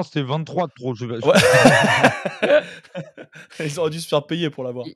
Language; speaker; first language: French; native; French